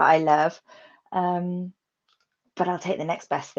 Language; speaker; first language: English; native; English